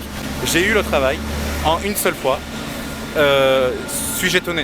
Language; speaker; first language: French; native; French